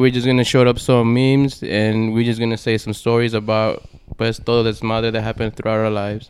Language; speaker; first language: English; early bilingual, other home language; Spanish